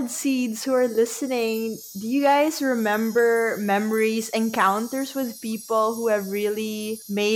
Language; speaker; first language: English; non-native, local second language; Filipino